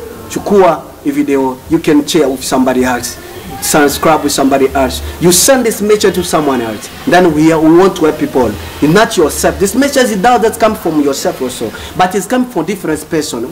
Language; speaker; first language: English; non-native, learner; Rundi